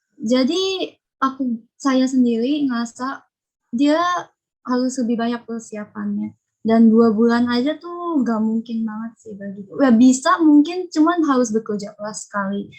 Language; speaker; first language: Indonesian; native; Indonesian